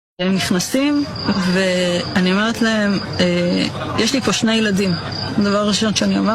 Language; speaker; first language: Hebrew; native; Hebrew